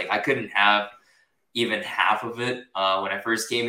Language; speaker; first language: English; early bilingual, other home language; Japanese